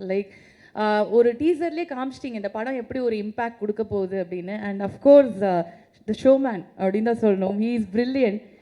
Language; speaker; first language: Tamil; native; Tamil